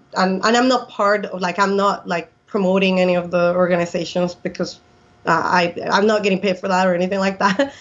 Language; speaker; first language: English; non-native, fluent; Spanish